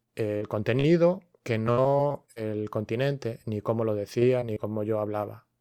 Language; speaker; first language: Spanish; non-native, local second language; Galician